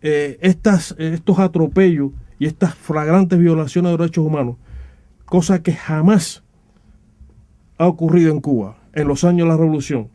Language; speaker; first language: Spanish; native; Spanish